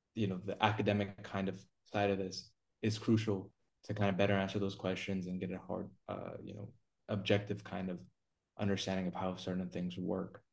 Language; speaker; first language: English; native; English